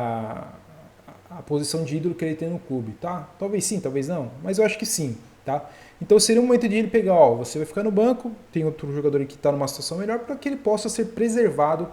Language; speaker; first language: Portuguese; native; Portuguese